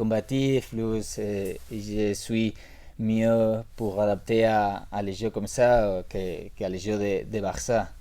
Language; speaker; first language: French; non-native, learner; Spanish